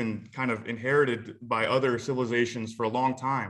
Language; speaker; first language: English; native; English